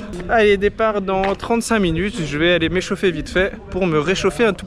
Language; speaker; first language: French; native; French